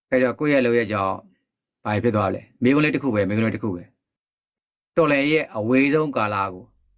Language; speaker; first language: Burmese; native; Burmese